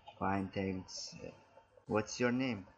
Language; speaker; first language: English; non-native, learner; Azerbaijani